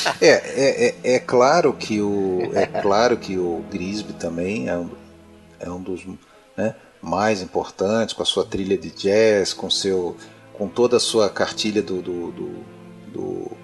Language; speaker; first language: Portuguese; native; Portuguese